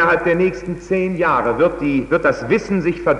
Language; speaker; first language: German; native; German